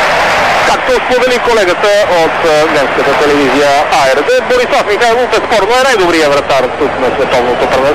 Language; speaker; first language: Bulgarian; native; Bulgarian